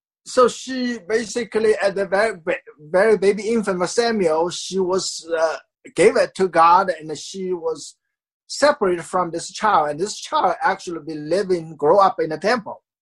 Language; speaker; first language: English; non-native, fluent; Chinese